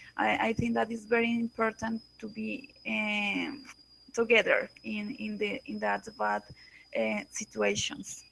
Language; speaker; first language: English; non-native, learner; Spanish